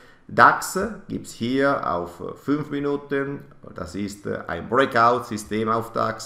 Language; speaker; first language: German; non-native, fluent; Italian